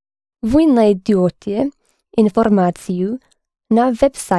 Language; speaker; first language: Russian; non-native, learner; English